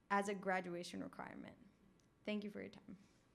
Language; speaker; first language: English; early bilingual, other home language; Urdu